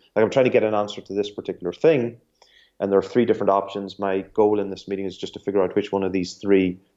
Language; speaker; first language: English; native; English